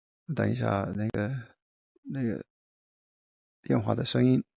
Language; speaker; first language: Chinese; non-native, fluent; English